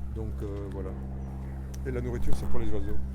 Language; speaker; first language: French; native; French